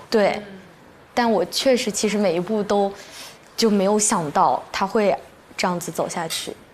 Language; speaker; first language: Chinese; native; Chinese